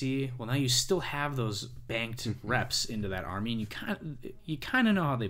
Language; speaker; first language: English; native; English